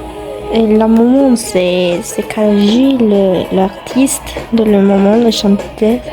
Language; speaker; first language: French; non-native, learner; Spanish